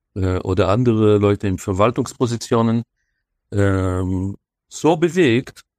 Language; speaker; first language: German; non-native, fluent; Hebrew